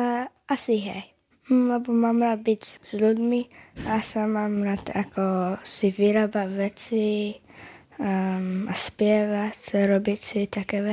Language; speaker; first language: Slovak; early bilingual, heritage; Slovak